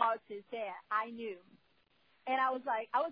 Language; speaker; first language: English; non-native, fluent; Portuguese